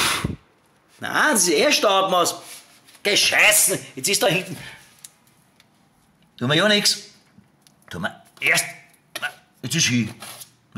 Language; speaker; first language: German; native; German